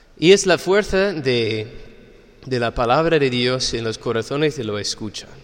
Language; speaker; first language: Spanish; non-native, fluent; English